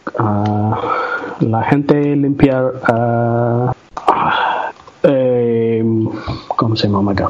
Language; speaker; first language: Spanish; non-native, learner; Tamil